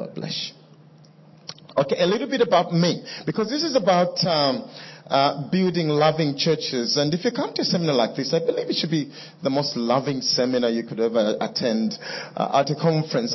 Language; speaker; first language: English; non-native, local second language; Bemba